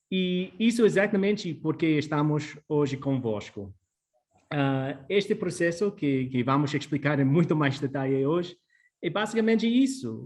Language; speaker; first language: Portuguese; non-native, fluent; English